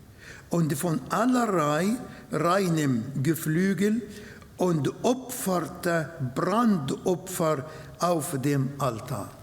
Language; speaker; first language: German; non-native, learner; Arabic